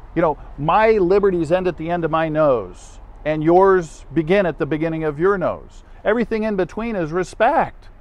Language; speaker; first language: English; native; English